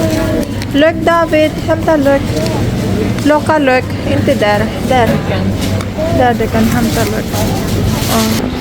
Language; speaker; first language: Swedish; non-native, learner; Filipino